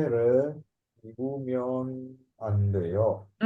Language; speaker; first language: Korean; non-native, learner; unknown